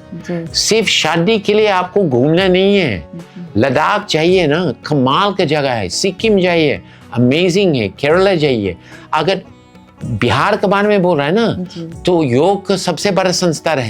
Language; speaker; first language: Hindi; non-native, fluent; English